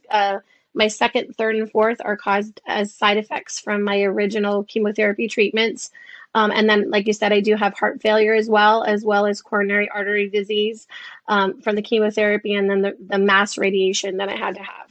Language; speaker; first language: English; native; English